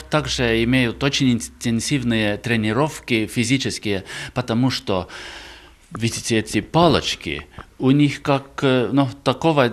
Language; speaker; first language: Russian; non-native, fluent; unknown